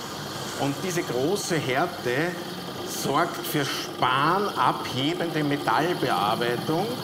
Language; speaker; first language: German; native; German